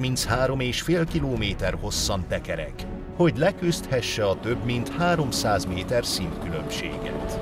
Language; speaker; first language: Hungarian; native; Hungarian